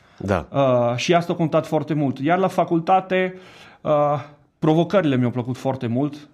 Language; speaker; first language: Romanian; non-native, fluent; Italian